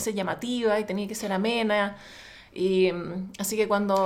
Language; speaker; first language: Spanish; native; Spanish